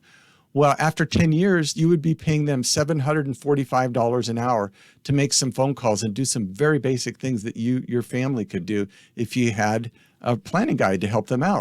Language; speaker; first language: English; native; English